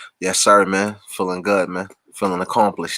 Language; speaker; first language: English; native; English